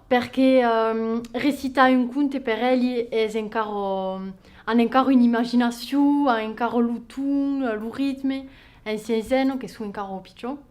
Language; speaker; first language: Occitan; non-native, local second language; French